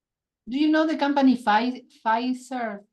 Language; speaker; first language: English; non-native, fluent; Spanish